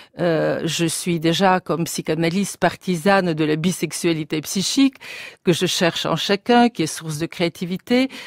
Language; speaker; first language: French; non-native, fluent; Bulgarian